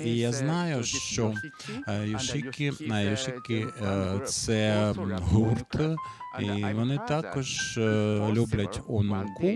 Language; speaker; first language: Ukrainian; non-native, fluent; Japanese